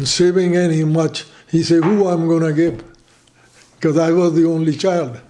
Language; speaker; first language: English; non-native, fluent; Punjabi